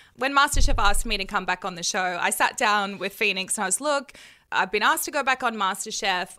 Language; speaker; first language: English; native; English